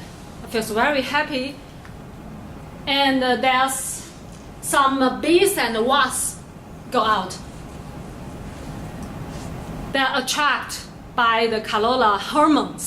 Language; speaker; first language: English; non-native, learner; Chinese